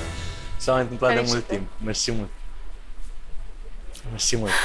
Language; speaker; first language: Romanian; native; Romanian